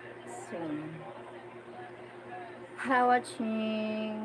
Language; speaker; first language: Filipino; non-native, local second language; Bikol